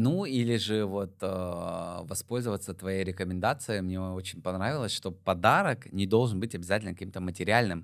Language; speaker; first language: Russian; native; Russian